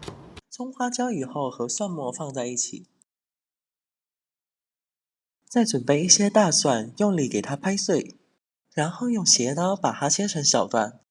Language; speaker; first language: Chinese; native; Chinese